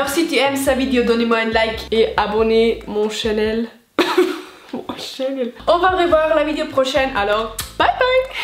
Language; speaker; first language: French; non-native, local second language; German